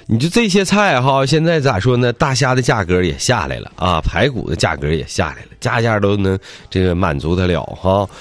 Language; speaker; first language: Chinese; native; Chinese